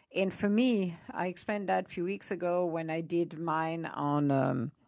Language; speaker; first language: English; non-native, fluent; Italian